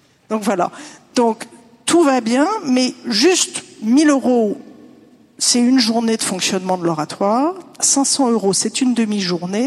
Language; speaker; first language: French; native; French